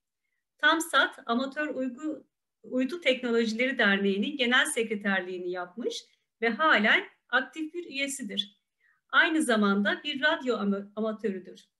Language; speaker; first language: Turkish; native; Turkish